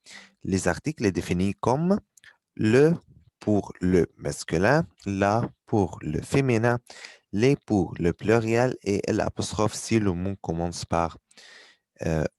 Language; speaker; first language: French; non-native, fluent; Arabic